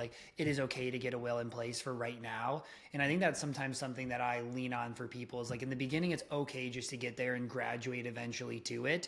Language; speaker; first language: English; native; English